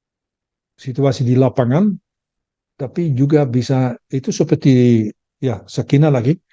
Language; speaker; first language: Indonesian; early bilingual, heritage; Dutch